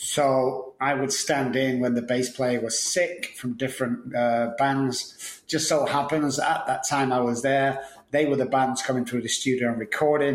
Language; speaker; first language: English; native; English